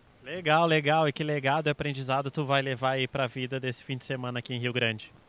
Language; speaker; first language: Portuguese; native; Portuguese